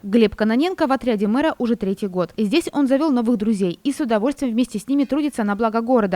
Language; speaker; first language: Russian; native; Russian